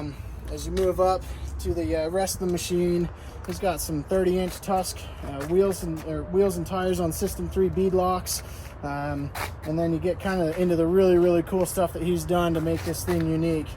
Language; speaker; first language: English; native; English